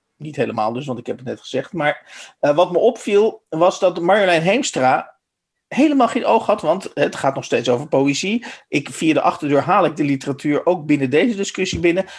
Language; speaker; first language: Dutch; native; Dutch